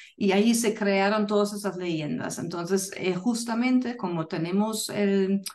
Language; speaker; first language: Spanish; non-native, fluent; German